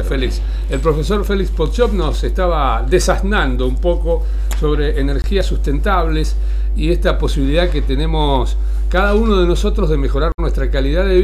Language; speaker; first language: Spanish; native; Spanish